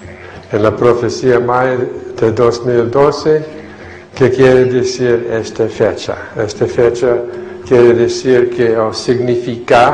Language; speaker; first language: Spanish; non-native, fluent; English